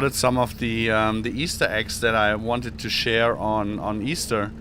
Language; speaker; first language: English; non-native, fluent; German